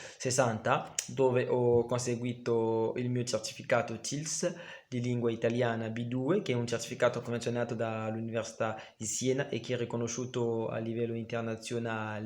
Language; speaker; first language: Italian; non-native, fluent; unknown